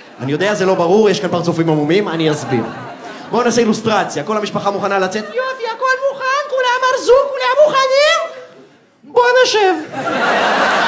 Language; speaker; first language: Hebrew; early bilingual, other home language; Russian